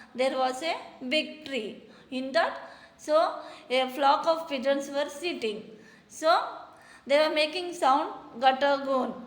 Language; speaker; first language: English; non-native, local second language; Kannada